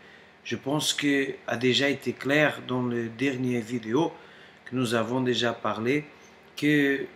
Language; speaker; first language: French; non-native, fluent; Portuguese